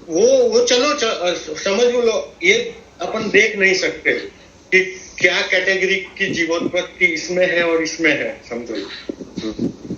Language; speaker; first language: Hindi; non-native, local second language; Gujarati